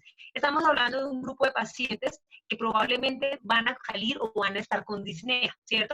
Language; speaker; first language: Spanish; native; Spanish